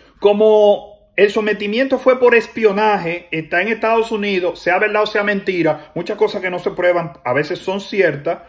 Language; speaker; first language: Spanish; native; Spanish